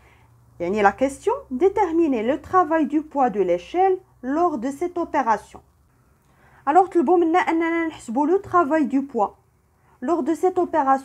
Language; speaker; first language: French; non-native, local second language; Arabic